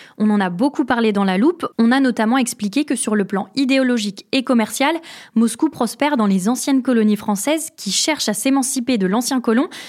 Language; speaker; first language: French; native; French